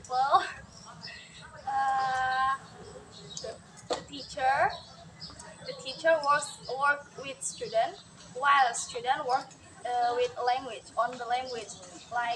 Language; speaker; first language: English; non-native, learner; Indonesian